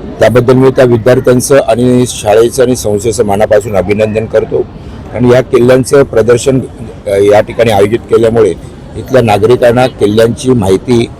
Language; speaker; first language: Marathi; native; Marathi